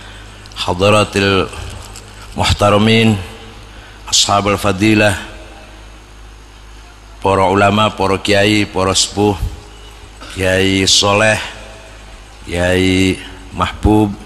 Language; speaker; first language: Indonesian; native; Indonesian